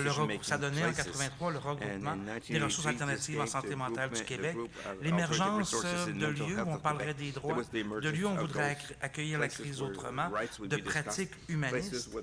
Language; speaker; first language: French; native; French